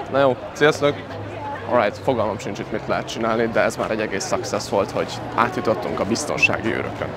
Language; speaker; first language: Hungarian; early bilingual, other home language; Chinese